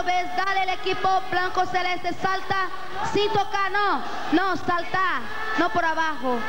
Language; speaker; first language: Spanish; non-native, fluent; Portuguese